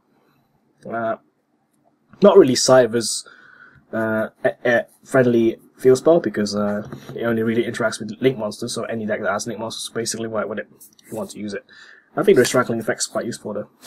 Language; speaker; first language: English; native; English